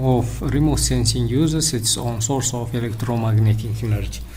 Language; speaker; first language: English; non-native, local second language; Amharic